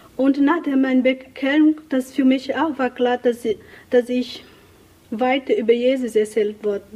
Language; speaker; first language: German; non-native, learner; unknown